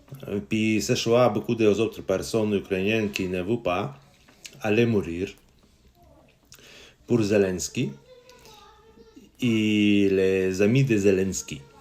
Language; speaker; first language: French; non-native, learner; Ukrainian